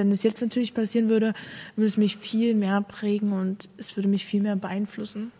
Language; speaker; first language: German; native; German